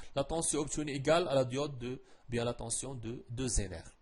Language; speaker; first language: French; non-native, local second language; Arabic